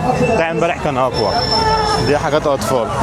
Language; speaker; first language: Arabic; native; Arabic